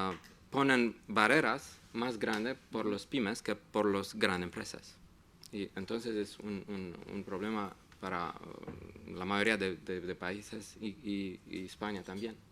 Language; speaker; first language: Spanish; non-native, fluent; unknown